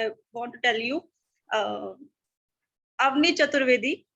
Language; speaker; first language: English; non-native, learner; Hindi